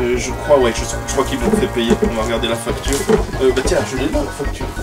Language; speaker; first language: French; native; French